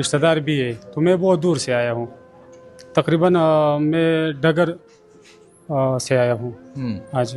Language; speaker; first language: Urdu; non-native, local second language; Pashto